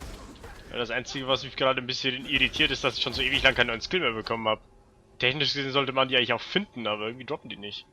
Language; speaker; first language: German; native; German